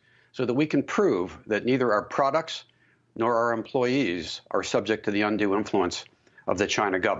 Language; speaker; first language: English; native; English